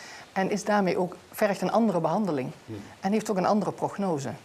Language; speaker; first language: Dutch; native; Dutch